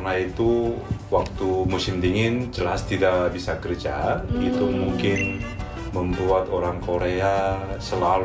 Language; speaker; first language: Indonesian; non-native, fluent; Korean